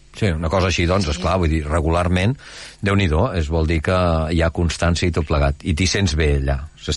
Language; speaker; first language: Catalan; native; Catalan